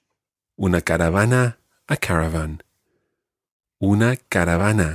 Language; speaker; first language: Spanish; non-native, fluent; English